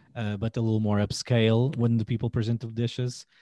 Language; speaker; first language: English; non-native, fluent; Portuguese